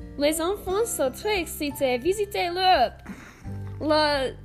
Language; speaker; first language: French; non-native, learner; English